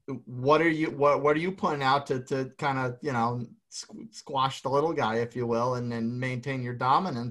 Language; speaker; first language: English; native; English